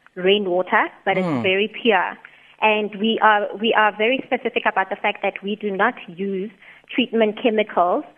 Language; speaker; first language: English; non-native, local second language; Tswana